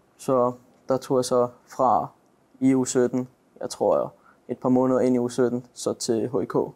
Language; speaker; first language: Danish; native; Danish